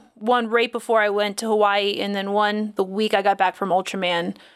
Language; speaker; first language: English; native; English